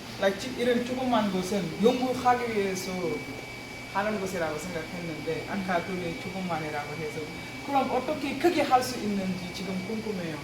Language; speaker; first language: Korean; non-native, learner; Wolof